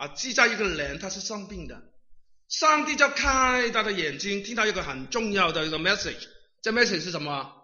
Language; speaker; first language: Chinese; non-native, local second language; Cantonese